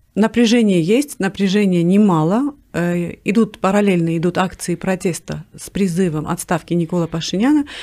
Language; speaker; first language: Russian; non-native, local second language; Armenian